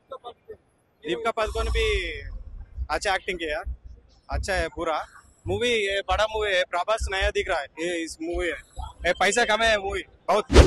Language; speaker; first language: Hindi; non-native, local second language; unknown